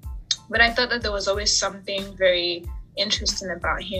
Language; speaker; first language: English; native; English